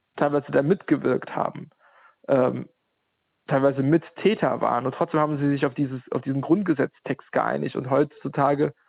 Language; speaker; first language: German; non-native, fluent; Ukrainian